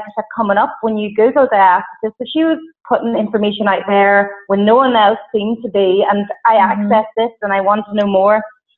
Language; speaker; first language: English; native; English